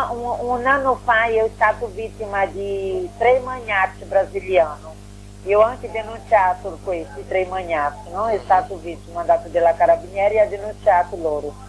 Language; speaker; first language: Italian; non-native, learner; Portuguese